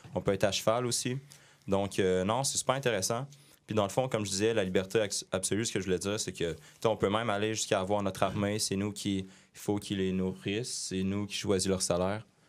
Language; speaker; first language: French; native; French